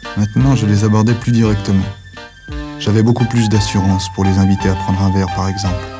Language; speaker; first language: French; native; French